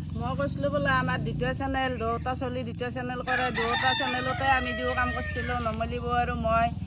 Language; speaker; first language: Assamese; native; Assamese